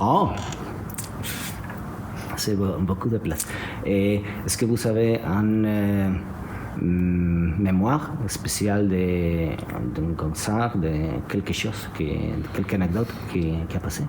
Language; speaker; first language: French; non-native, learner; Spanish